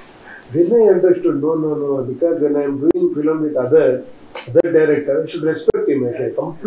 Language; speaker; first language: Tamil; non-native, learner; Kannada